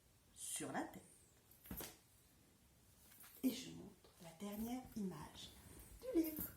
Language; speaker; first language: French; native; French